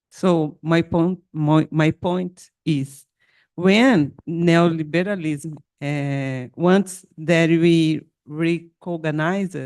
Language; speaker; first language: English; non-native, learner; Portuguese